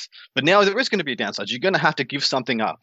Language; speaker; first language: English; native; English